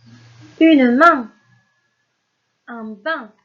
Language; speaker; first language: French; non-native, local second language; Arabic